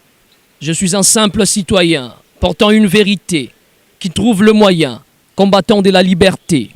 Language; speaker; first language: French; non-native, local second language; Lingala